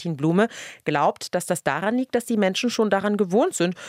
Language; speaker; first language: German; native; German